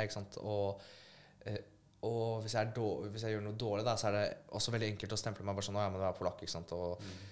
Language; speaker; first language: Norwegian; early bilingual, other home language; Polish